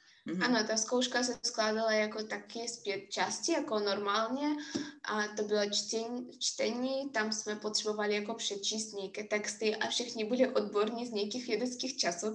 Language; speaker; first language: Czech; non-native, fluent; Russian